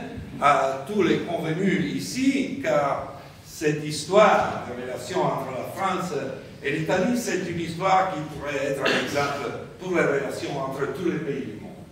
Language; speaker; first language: French; non-native, fluent; Italian